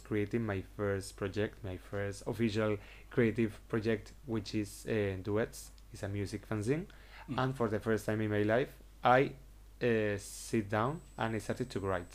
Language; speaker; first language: English; non-native, fluent; Spanish